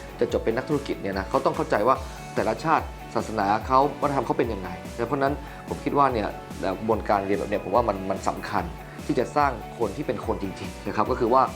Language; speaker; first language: Thai; native; Thai